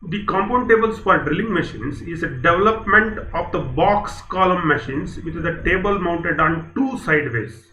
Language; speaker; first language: English; non-native, local second language; Kannada